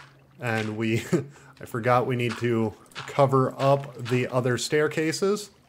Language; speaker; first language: English; native; English